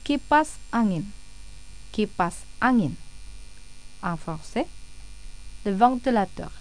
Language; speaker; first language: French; non-native, fluent; Indonesian